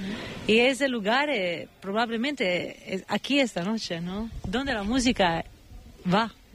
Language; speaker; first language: Spanish; non-native, fluent; Italian